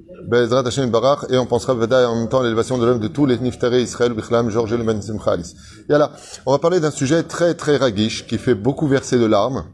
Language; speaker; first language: French; native; French